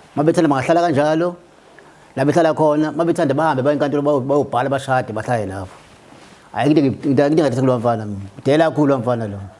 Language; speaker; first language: Zulu; native; Zulu